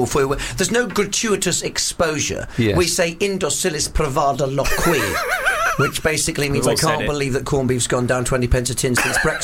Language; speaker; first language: English; native; English